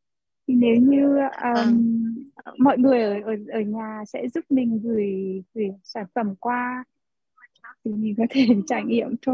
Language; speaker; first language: Vietnamese; early bilingual, heritage; Vietnamese